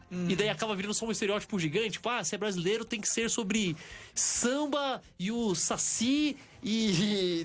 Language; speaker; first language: Portuguese; native; Portuguese